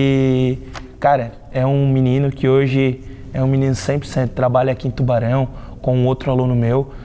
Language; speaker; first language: Portuguese; native; Portuguese